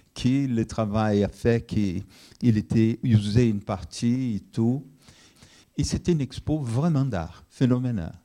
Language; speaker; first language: French; non-native, fluent; Portuguese